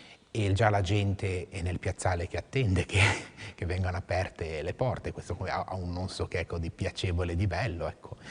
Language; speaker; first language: Italian; native; Italian